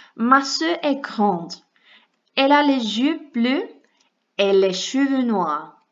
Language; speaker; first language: French; non-native, fluent; English